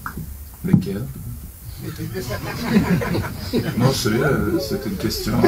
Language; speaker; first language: French; non-native, local second language; Dutch